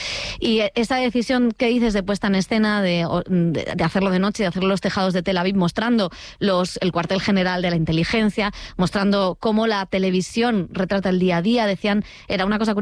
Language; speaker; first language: Spanish; native; Spanish